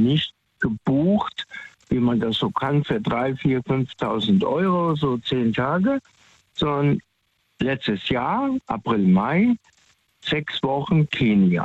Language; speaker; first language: German; native; German